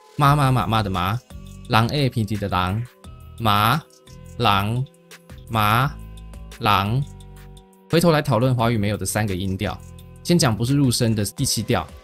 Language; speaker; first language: Chinese; native; Chinese